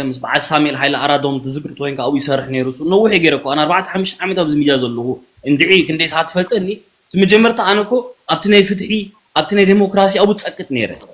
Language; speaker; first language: Tigrinya; early bilingual, heritage; Tigrinya